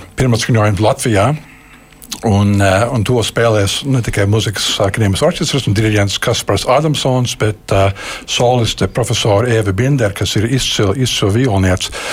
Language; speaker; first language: Latvian; early bilingual, heritage; Latvian